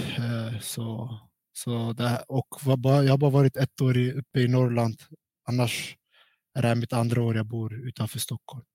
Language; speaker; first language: Swedish; early bilingual, other home language; Central Kurdish